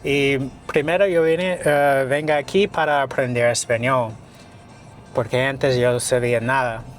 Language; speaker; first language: Spanish; non-native, learner; English